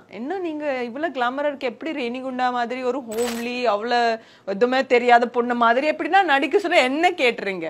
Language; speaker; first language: Tamil; non-native, learner; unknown